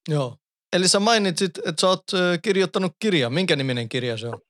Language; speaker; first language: Finnish; early bilingual, heritage; Finnish